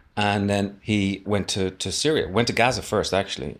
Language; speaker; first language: English; native; English